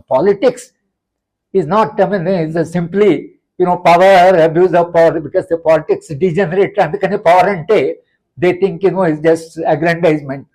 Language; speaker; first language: English; non-native, local second language; Telugu